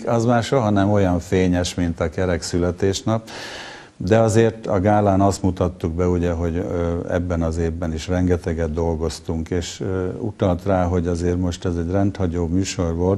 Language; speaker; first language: Hungarian; native; Hungarian